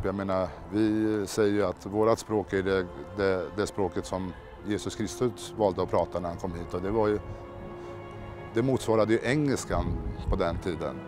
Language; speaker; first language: Swedish; early bilingual, other home language; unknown